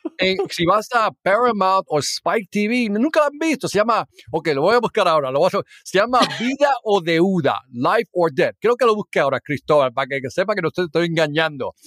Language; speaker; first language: Spanish; early bilingual, heritage; Spanish